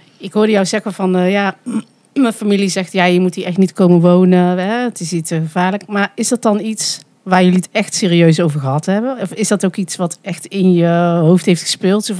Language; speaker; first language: Dutch; native; Dutch